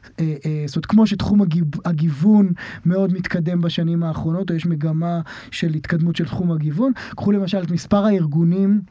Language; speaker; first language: Hebrew; native; Hebrew